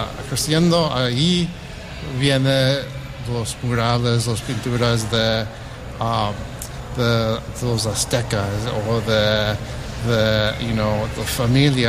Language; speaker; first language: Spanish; early bilingual, heritage; English